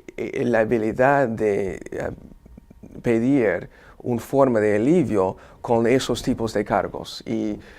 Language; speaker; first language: Spanish; non-native, fluent; English